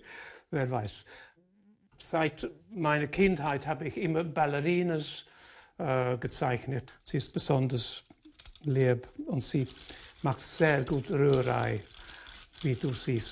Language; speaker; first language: German; non-native, fluent; English